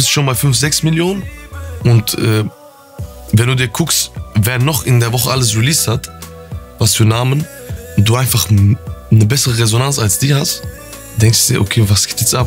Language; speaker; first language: German; early bilingual, other home language; Turkish